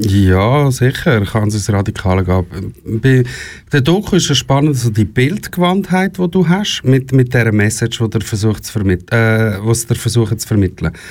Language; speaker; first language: German; native; German